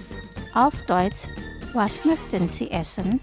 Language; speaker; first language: German; non-native, fluent; Indonesian